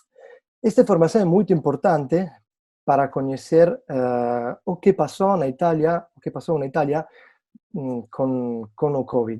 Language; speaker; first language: Portuguese; non-native, fluent; Italian